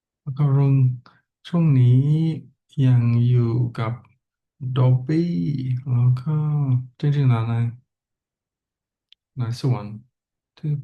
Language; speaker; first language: Thai; non-native, learner; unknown